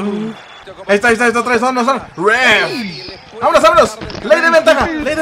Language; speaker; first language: Spanish; early bilingual, heritage; Spanish